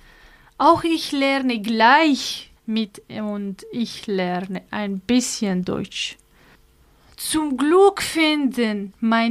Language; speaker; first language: German; non-native, learner; Arabic